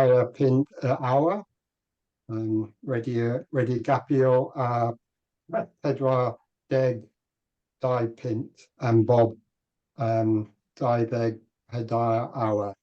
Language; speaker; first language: Welsh; non-native, learner; English